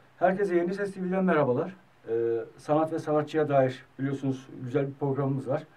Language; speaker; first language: Turkish; native; Turkish